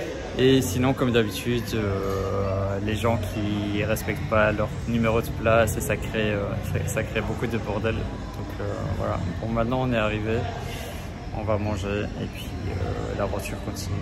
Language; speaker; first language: French; native; French